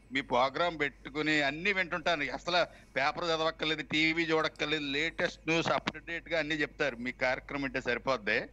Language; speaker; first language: Telugu; native; Telugu